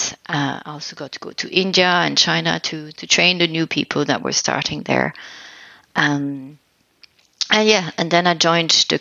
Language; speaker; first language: English; non-native, fluent; French